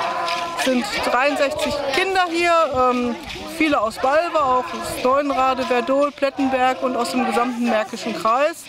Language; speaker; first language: German; native; German